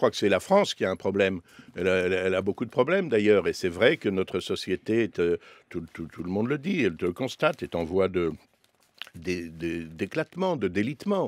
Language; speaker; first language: French; native; French